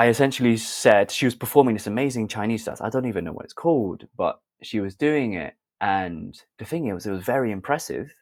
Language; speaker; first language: English; native; English